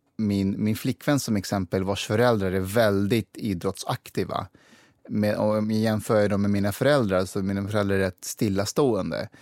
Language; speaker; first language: Swedish; early bilingual, other home language; Persian